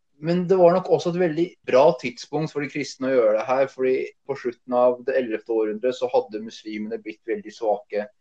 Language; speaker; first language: Norwegian; early bilingual, other home language; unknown